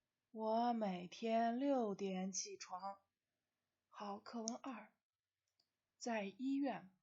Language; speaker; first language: Chinese; non-native, fluent; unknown